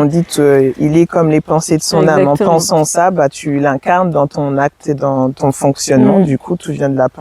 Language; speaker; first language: French; native; French